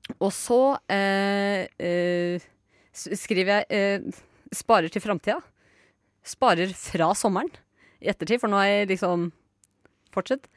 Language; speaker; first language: Norwegian; native; Norwegian